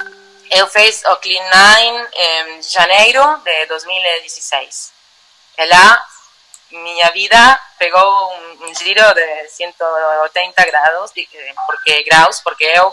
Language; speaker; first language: Portuguese; non-native, learner; Spanish